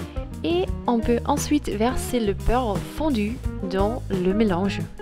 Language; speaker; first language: French; non-native, fluent; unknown